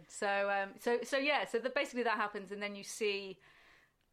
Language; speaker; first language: English; native; English